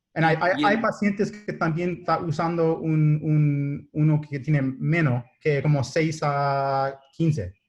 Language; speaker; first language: Spanish; non-native, learner; English